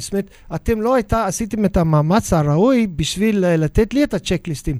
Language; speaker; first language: Hebrew; non-native, fluent; English